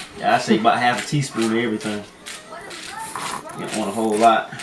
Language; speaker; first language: English; native; English